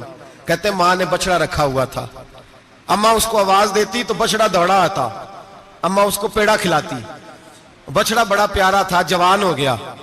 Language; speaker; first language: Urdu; non-native, local second language; Punjabi